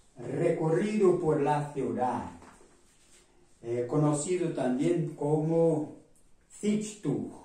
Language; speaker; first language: Spanish; non-native, fluent; Portuguese